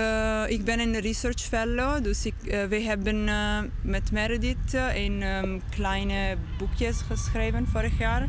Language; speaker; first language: Dutch; non-native, learner; English